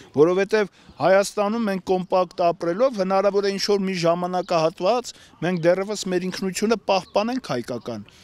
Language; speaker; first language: Armenian; native; Armenian